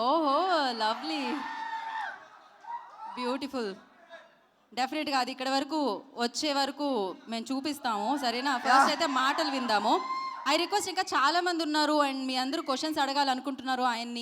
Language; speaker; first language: Telugu; native; Telugu